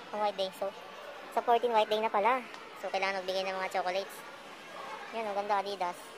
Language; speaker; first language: Filipino; native; Filipino